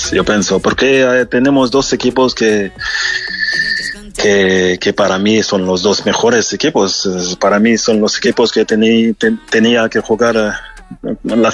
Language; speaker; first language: Spanish; non-native, fluent; French